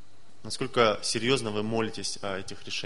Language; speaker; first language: Russian; native; Russian